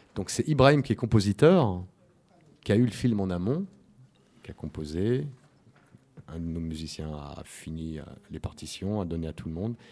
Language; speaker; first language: French; native; French